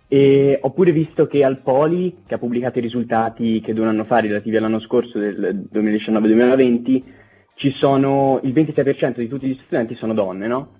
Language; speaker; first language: Italian; native; Italian